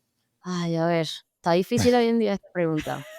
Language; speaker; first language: Spanish; native; Spanish